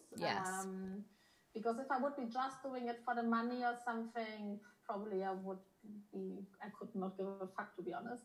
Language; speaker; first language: English; early bilingual, other home language; Polish